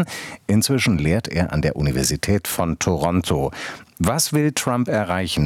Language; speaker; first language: German; native; German